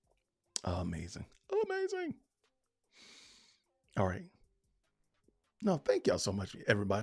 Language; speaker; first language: English; native; English